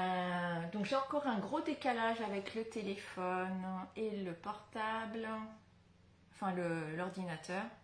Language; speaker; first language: French; native; French